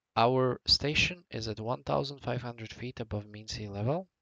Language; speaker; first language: English; non-native, fluent; Latvian